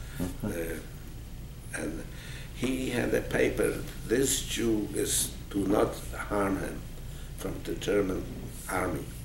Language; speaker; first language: English; non-native, fluent; Polish